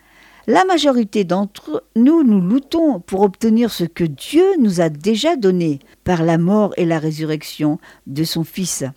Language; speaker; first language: French; native; French